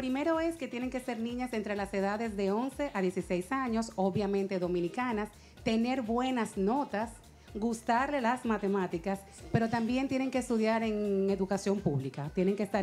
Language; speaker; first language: Spanish; native; Spanish